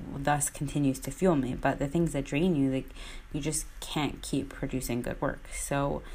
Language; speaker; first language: English; native; English